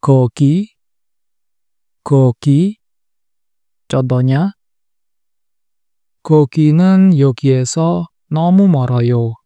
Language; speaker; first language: Korean; non-native, fluent; Indonesian